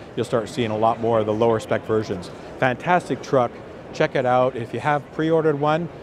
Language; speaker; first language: English; native; English